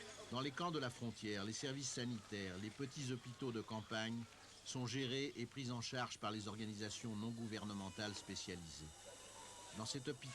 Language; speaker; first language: French; native; French